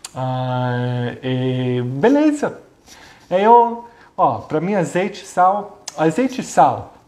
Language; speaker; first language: Portuguese; non-native, fluent; Italian